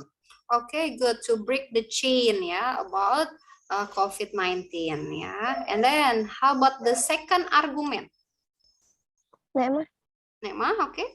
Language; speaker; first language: English; non-native, learner; Indonesian